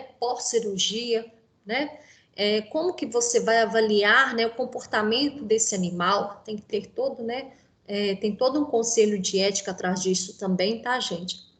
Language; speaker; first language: Portuguese; native; Portuguese